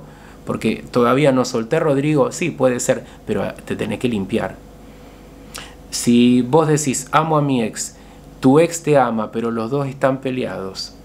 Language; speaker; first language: Spanish; native; Spanish